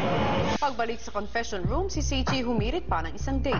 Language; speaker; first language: Filipino; native; Filipino